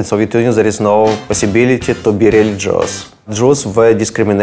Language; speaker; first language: English; non-native, learner; Russian